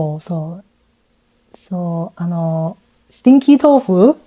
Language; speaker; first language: Japanese; non-native, learner; English